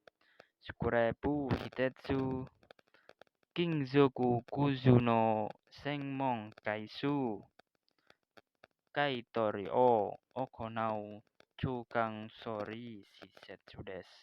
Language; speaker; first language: Japanese; non-native, learner; Indonesian